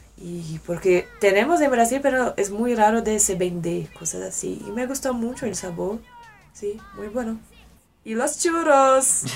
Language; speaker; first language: Spanish; non-native, learner; Portuguese